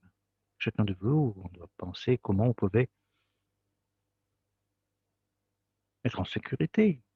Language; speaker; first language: French; non-native, fluent; Russian